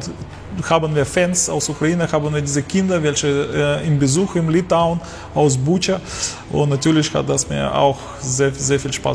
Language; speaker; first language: German; non-native, learner; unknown